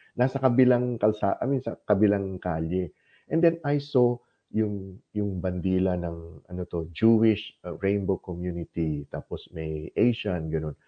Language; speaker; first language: Filipino; native; Filipino